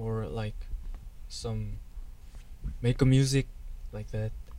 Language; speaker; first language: English; non-native, learner; Korean